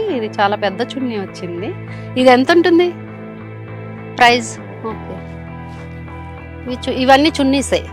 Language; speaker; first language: Telugu; native; Telugu